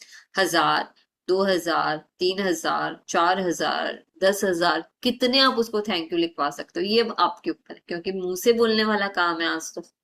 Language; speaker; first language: Hindi; native; Hindi